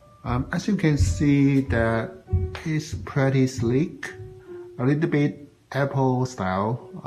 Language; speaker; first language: English; non-native, learner; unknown